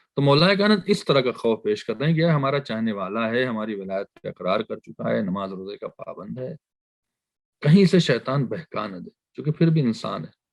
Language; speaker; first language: Urdu; native; Urdu